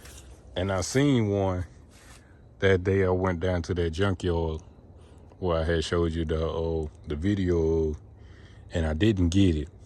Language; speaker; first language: English; native; English